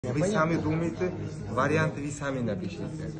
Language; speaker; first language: Russian; non-native, local second language; Uzbek